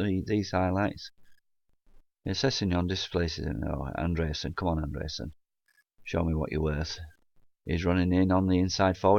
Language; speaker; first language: English; native; English